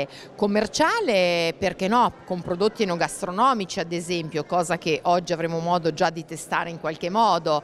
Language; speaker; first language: Italian; native; Italian